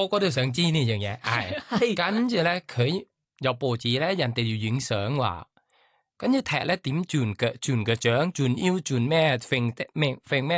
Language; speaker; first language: Cantonese; non-native, learner; Thai